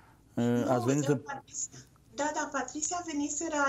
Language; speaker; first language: Romanian; non-native, local second language; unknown